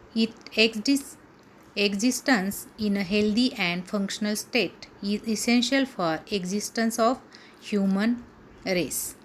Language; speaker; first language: English; non-native, local second language; Marathi